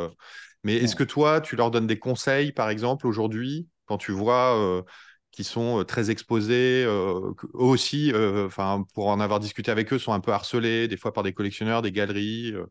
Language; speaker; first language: French; native; French